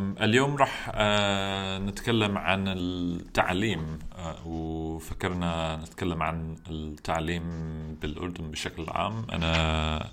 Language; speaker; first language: Arabic; non-native, learner; English